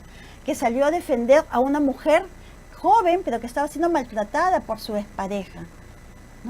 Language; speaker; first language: Spanish; native; Spanish